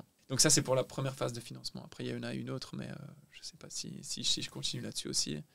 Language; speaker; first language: French; native; French